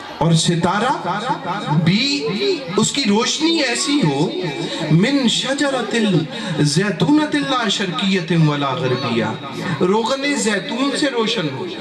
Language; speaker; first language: Urdu; non-native, local second language; Punjabi